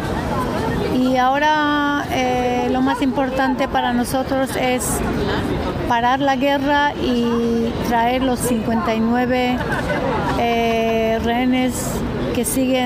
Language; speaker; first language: Spanish; non-native, fluent; Hebrew